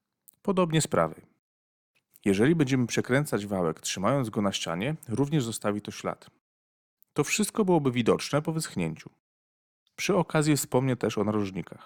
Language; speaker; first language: Polish; native; Polish